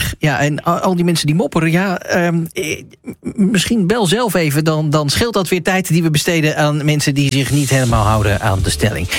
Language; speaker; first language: Dutch; native; Dutch